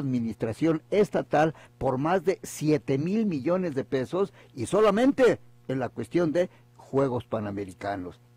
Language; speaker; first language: Spanish; native; Spanish